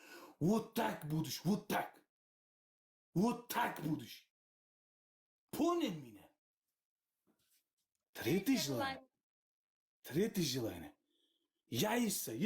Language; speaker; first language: Russian; non-native, learner; Uzbek